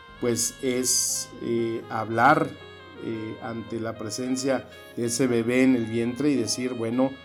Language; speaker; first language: Spanish; native; Spanish